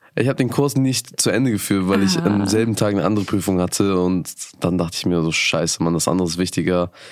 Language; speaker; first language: German; early bilingual, other home language; Persian